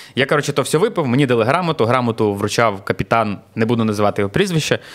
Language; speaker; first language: Ukrainian; native; Ukrainian